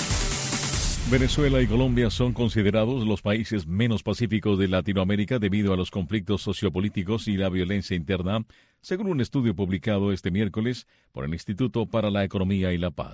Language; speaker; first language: Spanish; native; Spanish